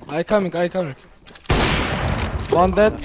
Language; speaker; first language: English; non-native, learner; Turkish